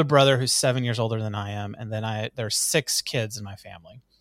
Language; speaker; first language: English; native; English